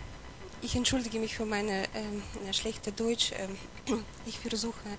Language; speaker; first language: German; non-native, learner; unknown